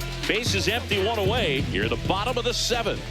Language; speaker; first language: English; native; English